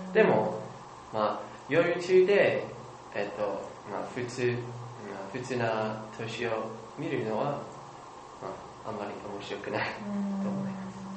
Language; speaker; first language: Japanese; non-native, learner; English